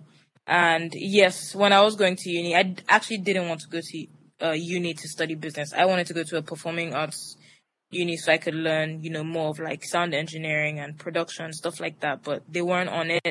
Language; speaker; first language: English; non-native, local second language; Yoruba